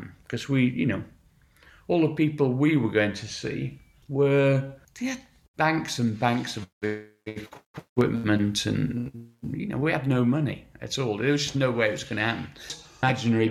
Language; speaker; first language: English; native; English